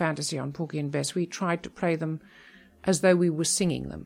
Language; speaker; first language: English; native; English